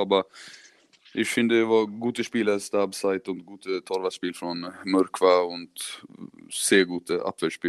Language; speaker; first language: German; non-native, learner; Swedish